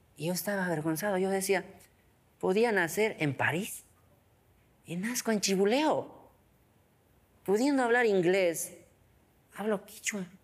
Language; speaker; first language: Spanish; non-native, local second language; Quechua